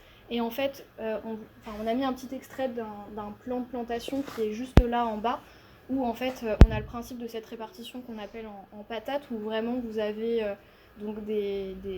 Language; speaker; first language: French; native; French